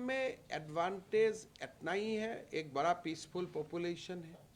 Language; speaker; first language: Hindi; non-native, local second language; Assamese